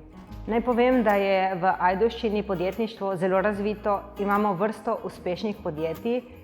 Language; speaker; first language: Slovenian; native; Slovenian